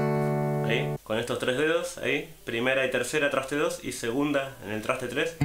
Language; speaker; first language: Spanish; native; Spanish